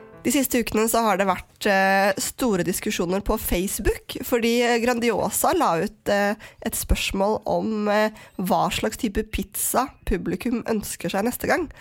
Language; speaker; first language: Norwegian; native; Norwegian